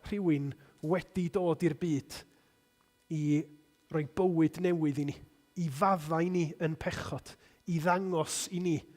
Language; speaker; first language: Welsh; native; Welsh